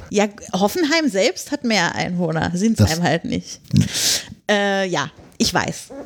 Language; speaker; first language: German; native; German